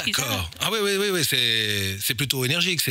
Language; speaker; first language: French; native; French